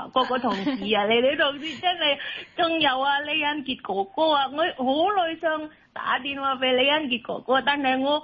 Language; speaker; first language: Cantonese; non-native, learner; Indonesian